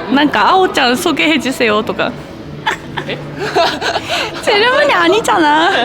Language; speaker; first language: Korean; non-native, local second language; Japanese